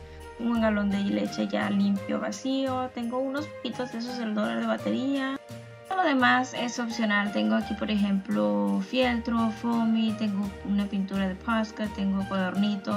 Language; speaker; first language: Spanish; native; Spanish